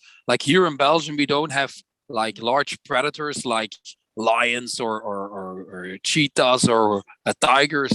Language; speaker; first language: English; non-native, fluent; Dutch